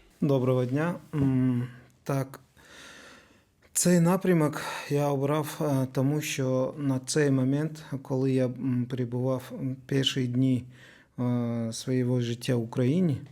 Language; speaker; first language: Ukrainian; non-native, learner; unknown